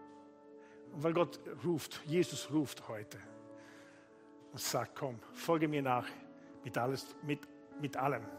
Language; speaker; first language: German; non-native, fluent; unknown